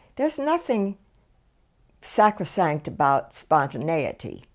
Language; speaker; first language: English; native; English